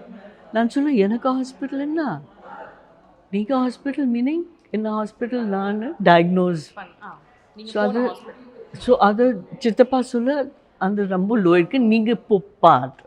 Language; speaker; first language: Tamil; non-native, learner; Hindi